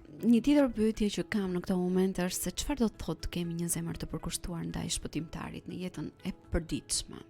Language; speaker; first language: Albanian; native; Albanian